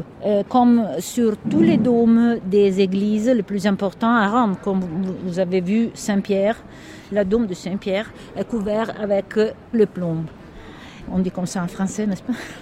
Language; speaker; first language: French; non-native, fluent; Italian